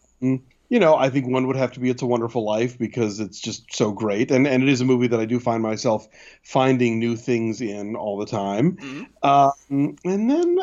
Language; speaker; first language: English; native; English